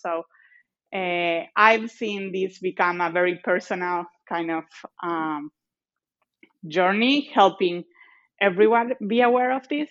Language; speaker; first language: English; non-native, fluent; Spanish